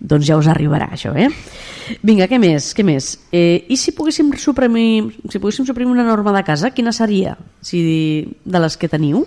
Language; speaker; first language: Catalan; native; Catalan